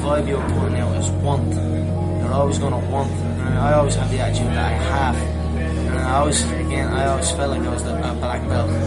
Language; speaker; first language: English; native; English